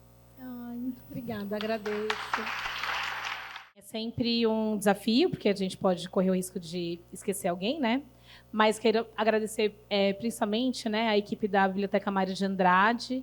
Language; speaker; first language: Portuguese; native; Portuguese